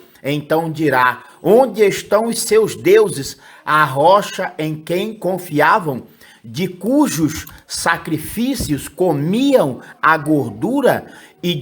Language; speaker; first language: Portuguese; native; Portuguese